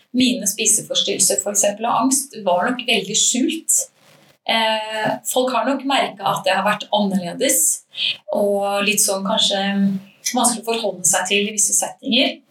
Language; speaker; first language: Norwegian; native; Norwegian